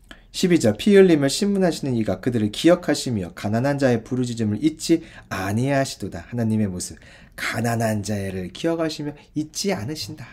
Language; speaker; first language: Korean; native; Korean